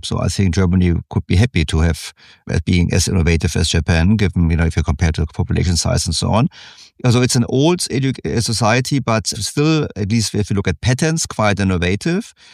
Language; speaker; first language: English; non-native, fluent; German